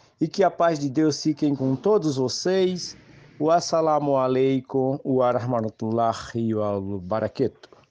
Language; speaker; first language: Portuguese; native; Portuguese